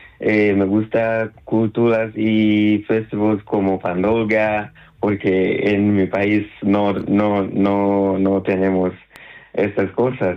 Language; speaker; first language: Spanish; non-native, learner; Swahili